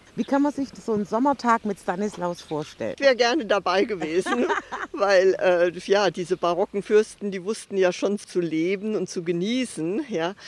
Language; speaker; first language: German; native; German